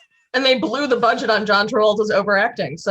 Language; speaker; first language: English; native; English